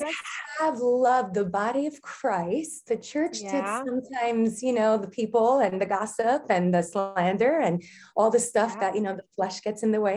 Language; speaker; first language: English; native; English